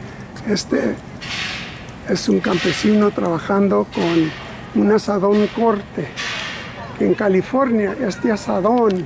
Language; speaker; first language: Spanish; early bilingual, other home language; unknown